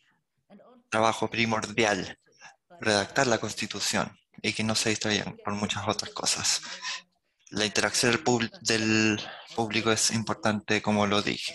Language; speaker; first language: Spanish; non-native, fluent; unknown